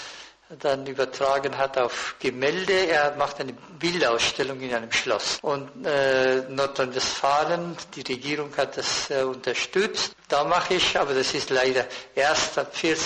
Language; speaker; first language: German; non-native, fluent; Persian